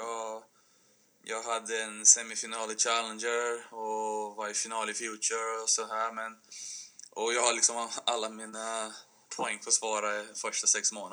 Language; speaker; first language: Swedish; non-native, fluent; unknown